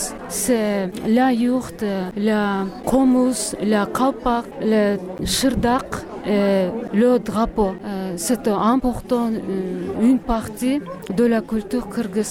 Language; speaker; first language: French; non-native, learner; Kyrgyz